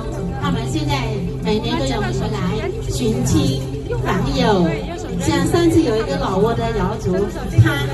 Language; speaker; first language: Chinese; non-native, local second language; Iu Mien